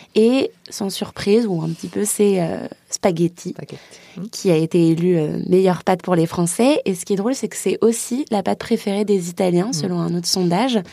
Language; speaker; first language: French; native; French